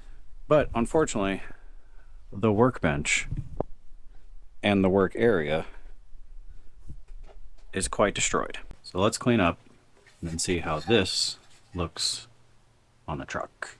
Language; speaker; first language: English; native; English